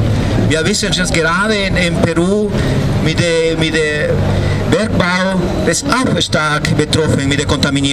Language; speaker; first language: German; non-native, fluent; Spanish